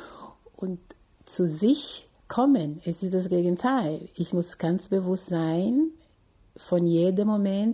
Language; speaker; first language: German; non-native, fluent; Portuguese